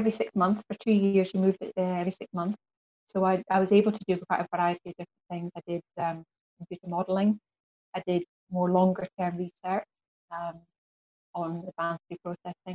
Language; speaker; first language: English; native; English